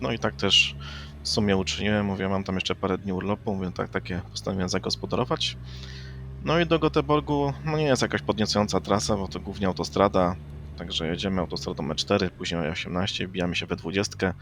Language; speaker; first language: Polish; native; Polish